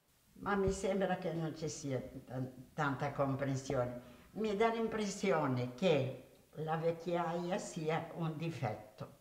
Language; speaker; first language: Italian; native; Italian